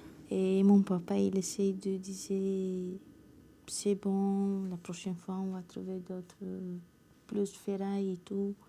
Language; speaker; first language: French; non-native, fluent; Romanian